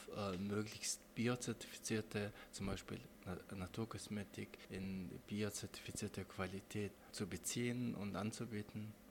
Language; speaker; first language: German; non-native, fluent; Mongolian